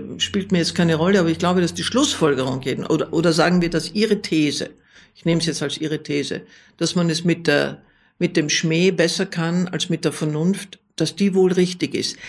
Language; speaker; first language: German; native; German